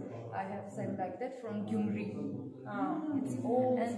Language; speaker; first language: English; non-native, learner; Armenian